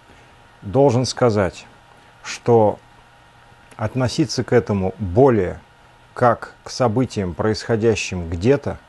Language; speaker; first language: Russian; native; Russian